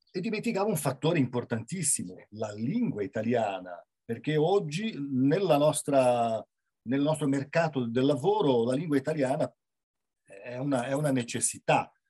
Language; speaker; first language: Italian; non-native, fluent; Portuguese